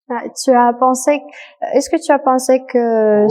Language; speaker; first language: French; non-native, fluent; Russian